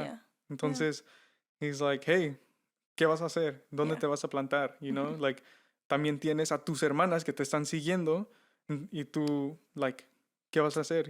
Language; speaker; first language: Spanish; early bilingual, heritage; Spanish